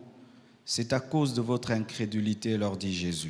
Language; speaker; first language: French; non-native, local second language; Lingala